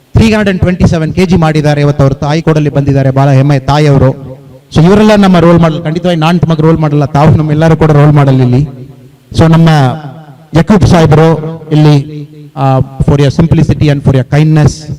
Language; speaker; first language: Kannada; non-native, local second language; Tamil